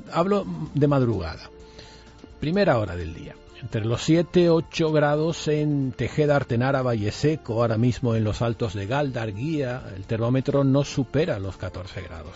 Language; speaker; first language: Spanish; native; Spanish